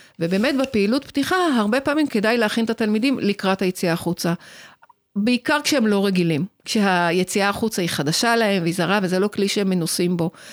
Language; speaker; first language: Hebrew; native; Hebrew